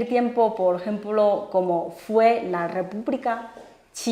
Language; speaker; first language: Spanish; non-native, fluent; Chinese